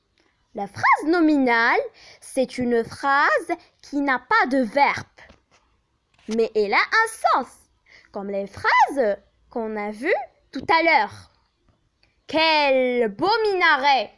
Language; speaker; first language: French; non-native, local second language; Arabic